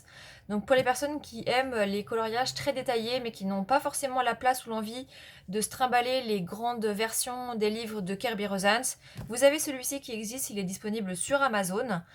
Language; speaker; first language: French; native; French